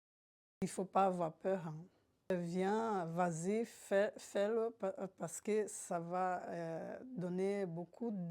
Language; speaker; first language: French; non-native, fluent; Portuguese